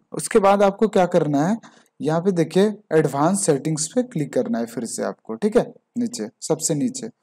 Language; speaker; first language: Hindi; native; Hindi